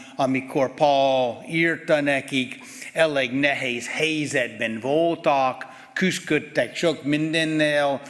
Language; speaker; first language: Hungarian; non-native, fluent; English